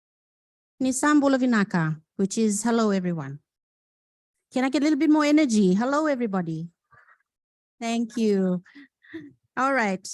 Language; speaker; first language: English; non-native, local second language; Fijian